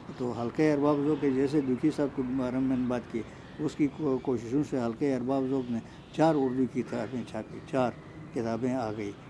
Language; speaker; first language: Urdu; non-native, local second language; Shina